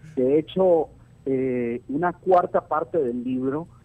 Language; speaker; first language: Spanish; native; Spanish